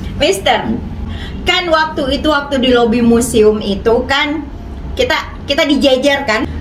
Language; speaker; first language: Indonesian; non-native, local second language; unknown